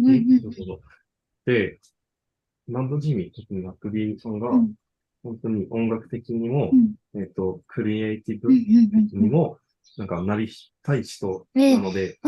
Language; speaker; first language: Japanese; non-native, learner; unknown